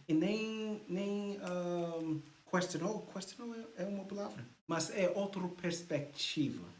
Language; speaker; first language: Portuguese; non-native, learner; English